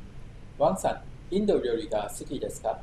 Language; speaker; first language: Japanese; non-native, learner; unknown